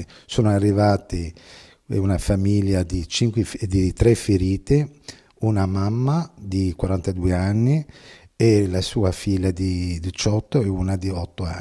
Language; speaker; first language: Italian; non-native, fluent; Arabic